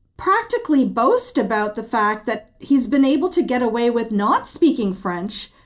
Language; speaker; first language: English; early bilingual, other home language; French